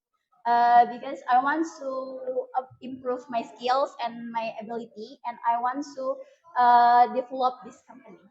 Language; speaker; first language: English; non-native, learner; Indonesian